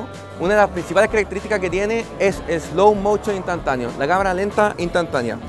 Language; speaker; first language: Spanish; native; Spanish